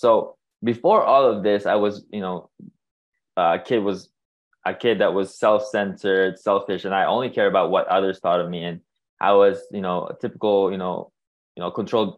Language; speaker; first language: English; non-native, local second language; Filipino